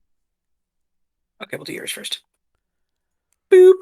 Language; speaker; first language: English; native; English